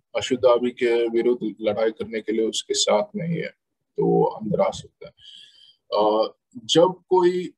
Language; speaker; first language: Hindi; non-native, local second language; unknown